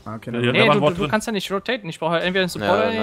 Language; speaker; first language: German; native; German